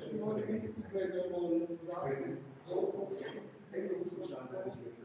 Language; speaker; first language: German; non-native, local second language; Romansh